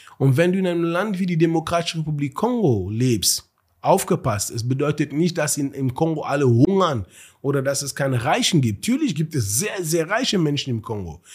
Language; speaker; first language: German; early bilingual, other home language; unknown